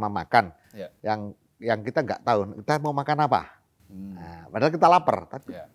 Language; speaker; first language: Indonesian; native; Indonesian